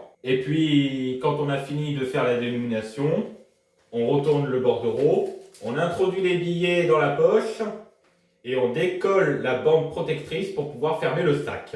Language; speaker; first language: French; native; French